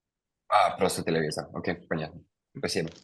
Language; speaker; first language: Russian; non-native, fluent; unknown